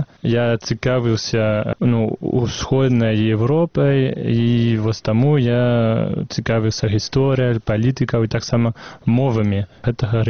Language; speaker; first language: Belarusian; non-native, fluent; French